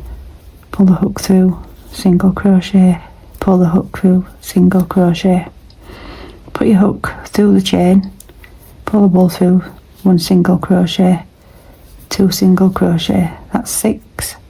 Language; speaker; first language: English; native; English